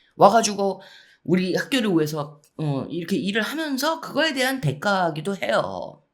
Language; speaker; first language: Korean; early bilingual, heritage; Korean